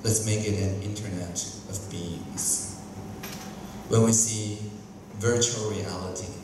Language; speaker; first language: English; non-native, fluent; Chinese